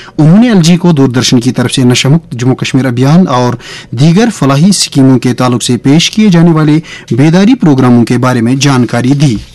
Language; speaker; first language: Urdu; non-native, local second language; Kashmiri